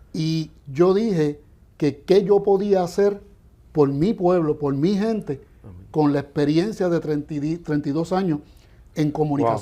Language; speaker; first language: Spanish; native; Spanish